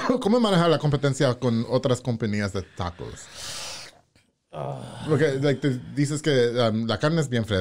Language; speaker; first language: Spanish; early bilingual, heritage; English